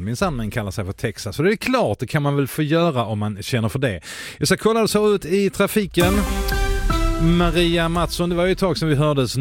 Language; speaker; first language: Swedish; native; Swedish